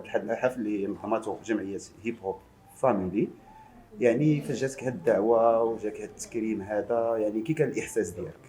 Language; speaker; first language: Arabic; native; Arabic